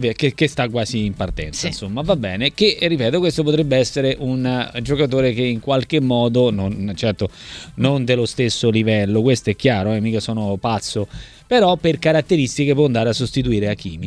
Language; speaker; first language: Italian; native; Italian